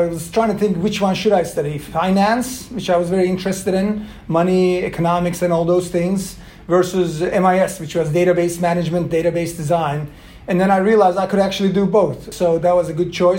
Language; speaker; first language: English; non-native, fluent; Swedish